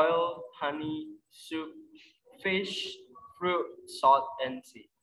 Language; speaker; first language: English; non-native, fluent; Indonesian